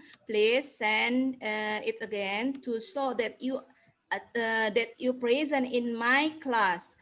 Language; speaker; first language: English; non-native, learner; Indonesian